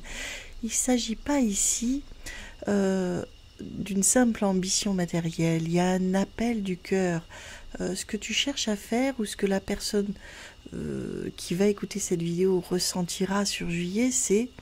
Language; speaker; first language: French; native; French